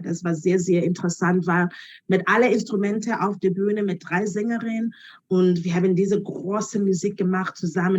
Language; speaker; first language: German; non-native, learner; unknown